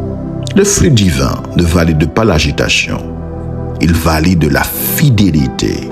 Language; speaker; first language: French; non-native, local second language; Haitian Creole